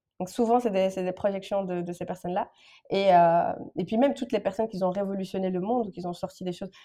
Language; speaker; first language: French; non-native, local second language; Arabic